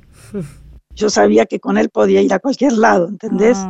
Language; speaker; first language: Spanish; native; Spanish